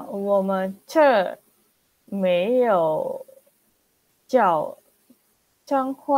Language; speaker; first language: Chinese; non-native, learner; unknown